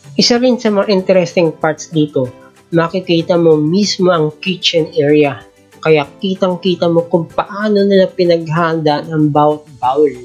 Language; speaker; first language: Filipino; native; Filipino